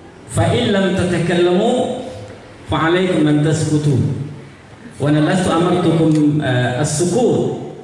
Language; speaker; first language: Arabic; non-native, fluent; Indonesian